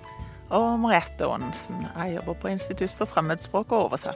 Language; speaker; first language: Norwegian; native; Norwegian